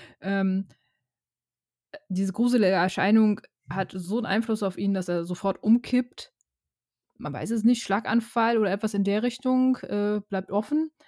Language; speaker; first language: German; native; German